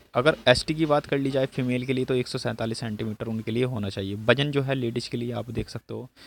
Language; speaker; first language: Hindi; native; Hindi